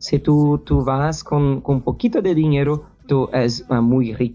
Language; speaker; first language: Spanish; non-native, learner; Portuguese